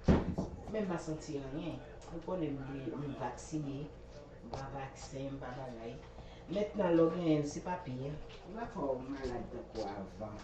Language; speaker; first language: French; non-native, learner; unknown